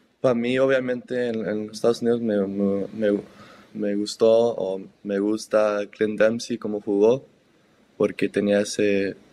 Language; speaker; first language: Spanish; early bilingual, heritage; Spanish